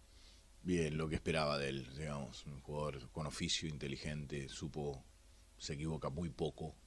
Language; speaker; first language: Spanish; native; Spanish